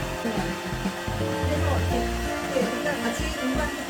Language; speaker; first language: Korean; native; Korean